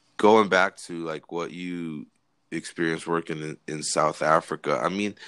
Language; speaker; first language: English; native; English